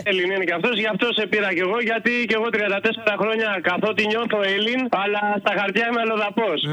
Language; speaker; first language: Greek; early bilingual, other home language; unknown